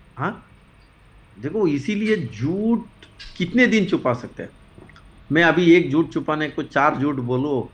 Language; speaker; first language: Hindi; non-native, local second language; Kannada